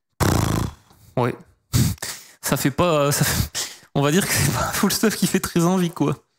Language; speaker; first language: French; native; French